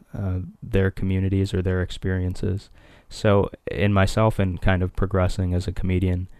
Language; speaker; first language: English; early bilingual, other home language; Hindi